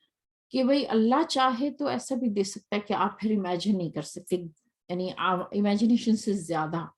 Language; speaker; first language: Urdu; native; Urdu